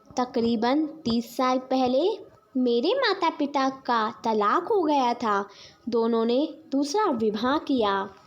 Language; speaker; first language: Hindi; native; Hindi